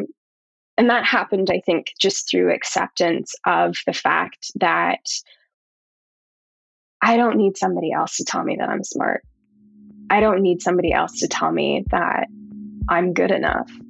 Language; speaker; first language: English; native; English